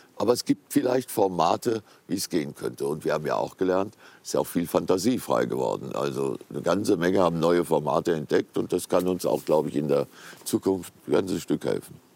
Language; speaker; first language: German; native; German